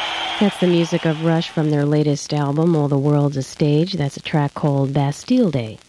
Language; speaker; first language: English; native; English